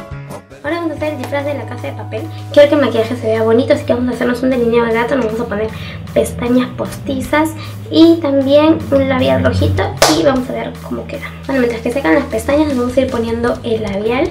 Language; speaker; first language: Spanish; native; Spanish